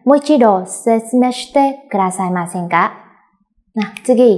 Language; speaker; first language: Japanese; non-native, fluent; Vietnamese